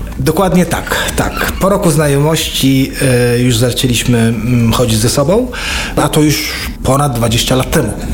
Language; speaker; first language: Polish; non-native, fluent; Arabic